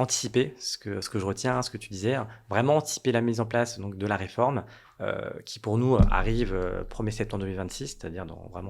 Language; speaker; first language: French; native; French